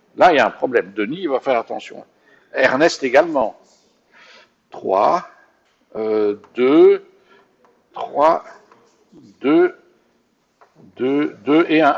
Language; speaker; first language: French; native; French